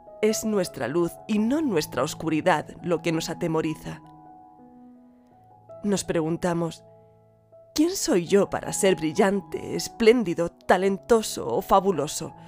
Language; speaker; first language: Spanish; native; Spanish